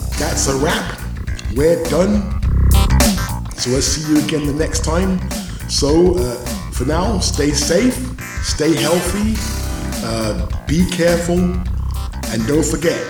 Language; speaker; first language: English; native; English